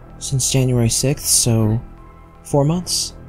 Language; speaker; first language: English; native; English